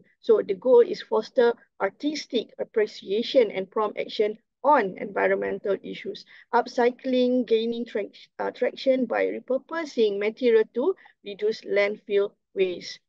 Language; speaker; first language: English; non-native, local second language; Malay